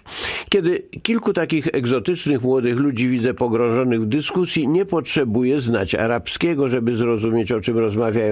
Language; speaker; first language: Polish; native; Polish